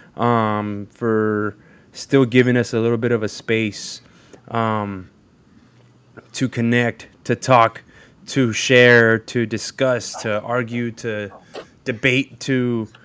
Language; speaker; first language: English; early bilingual, other home language; Spanish